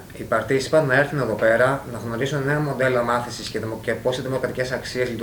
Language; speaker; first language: Greek; native; Greek